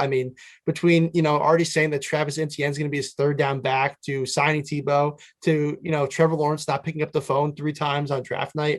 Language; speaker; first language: English; native; English